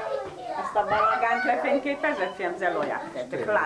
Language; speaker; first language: Hebrew; non-native, learner; Hungarian